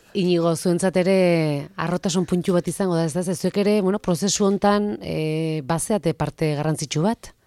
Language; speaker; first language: Basque; native; Basque